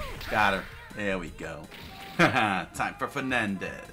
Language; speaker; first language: English; native; English